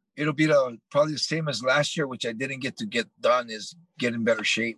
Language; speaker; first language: English; native; English